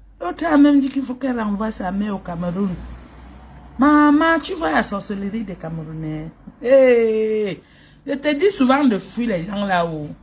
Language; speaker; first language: French; native; French